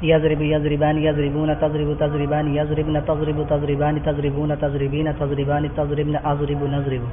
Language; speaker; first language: Arabic; non-native, learner; Urdu